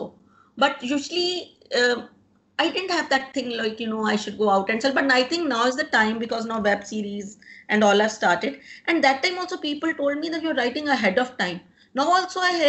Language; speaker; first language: English; non-native, local second language; Punjabi